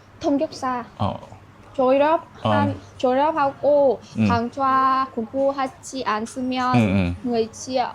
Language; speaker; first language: Korean; non-native, learner; Vietnamese